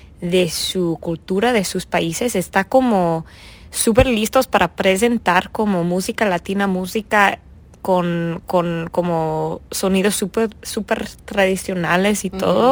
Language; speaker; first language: Spanish; early bilingual, heritage; English